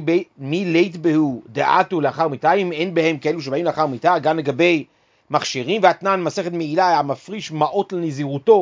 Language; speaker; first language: Hebrew; native; Hebrew